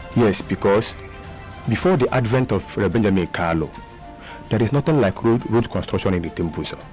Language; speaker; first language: English; non-native, local second language; Igbo